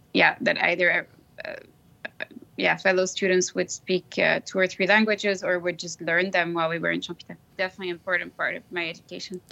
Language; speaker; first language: English; non-native, fluent; French